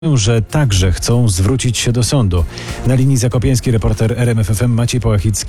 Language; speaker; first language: Polish; native; Polish